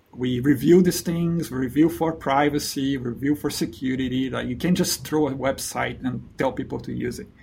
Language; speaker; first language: English; non-native, fluent; Portuguese